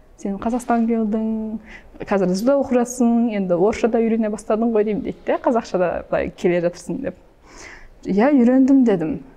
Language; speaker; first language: Kazakh; early bilingual, heritage; Kazakh